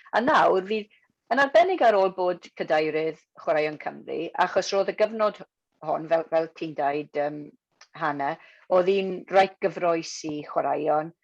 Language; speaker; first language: Welsh; non-native, local second language; English